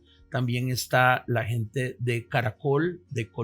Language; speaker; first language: Spanish; native; Spanish